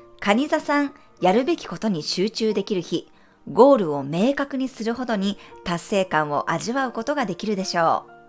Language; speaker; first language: Japanese; native; Japanese